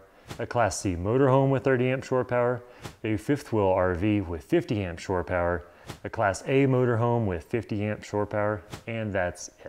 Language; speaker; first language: English; native; English